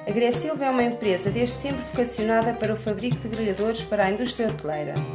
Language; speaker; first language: Portuguese; native; Portuguese